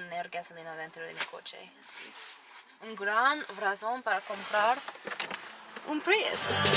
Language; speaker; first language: Spanish; non-native, learner; English